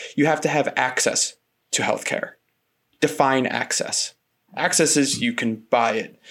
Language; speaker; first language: English; native; English